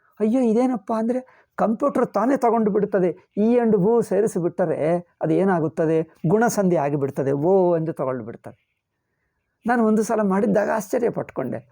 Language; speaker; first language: Kannada; native; Kannada